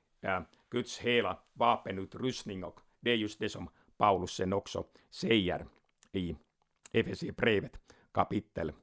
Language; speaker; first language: Swedish; non-native, local second language; Finnish